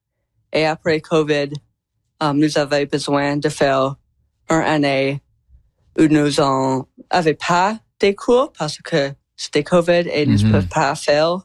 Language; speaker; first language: French; non-native, learner; English